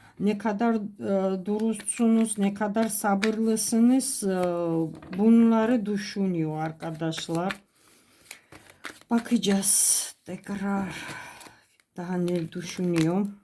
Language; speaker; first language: Turkish; non-native, fluent; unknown